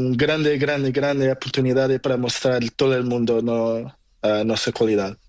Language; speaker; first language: Spanish; non-native, learner; Portuguese